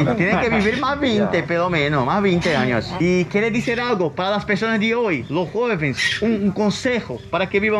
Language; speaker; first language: Spanish; non-native, learner; Portuguese